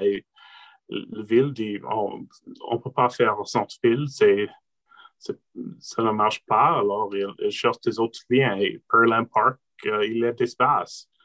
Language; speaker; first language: French; non-native, local second language; English